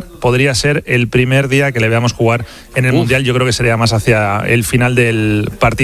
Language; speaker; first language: Spanish; native; Spanish